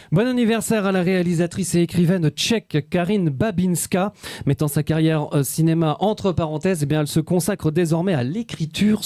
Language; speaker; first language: French; native; French